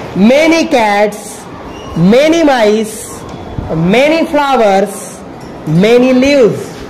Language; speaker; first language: English; non-native, local second language; Marathi